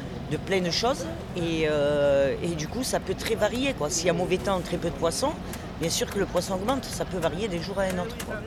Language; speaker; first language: French; native; French